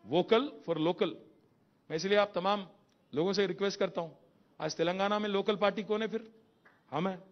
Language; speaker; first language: Hindi; non-native, local second language; Telugu